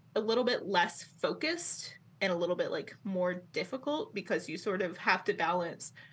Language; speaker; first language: English; native; English